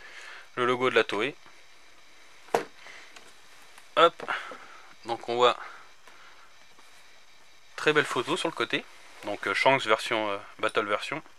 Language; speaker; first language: French; native; French